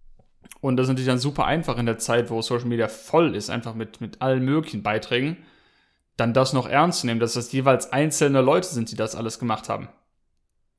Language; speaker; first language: German; native; German